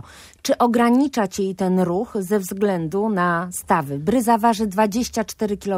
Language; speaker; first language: Polish; native; Polish